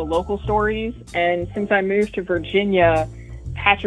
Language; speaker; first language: English; native; English